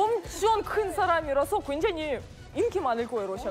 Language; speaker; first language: Korean; non-native, fluent; English